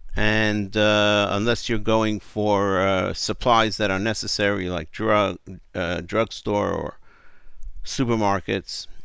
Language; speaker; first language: English; native; English